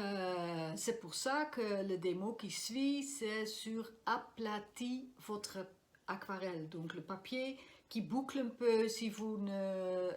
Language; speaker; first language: French; non-native, fluent; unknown